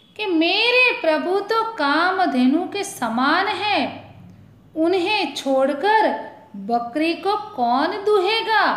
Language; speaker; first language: Hindi; non-native, local second language; Gujarati